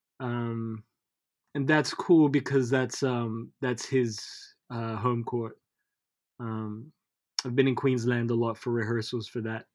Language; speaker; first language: English; early bilingual, other home language; Filipino